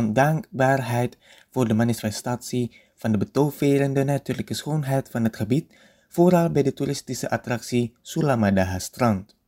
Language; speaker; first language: Dutch; non-native, fluent; Indonesian